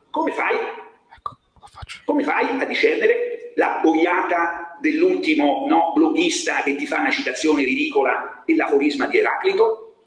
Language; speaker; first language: Italian; native; Italian